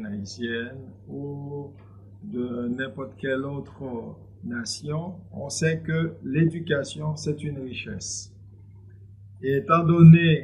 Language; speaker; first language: French; non-native, local second language; Haitian Creole